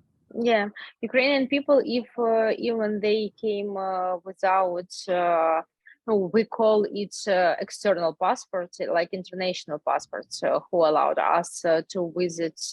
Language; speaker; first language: English; non-native, learner; Ukrainian